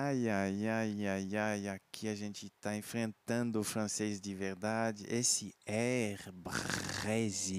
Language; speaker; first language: Portuguese; non-native, fluent; French